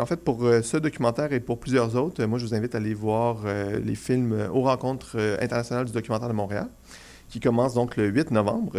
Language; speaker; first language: French; native; French